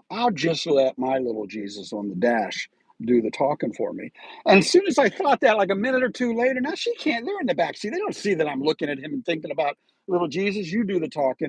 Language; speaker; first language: English; native; English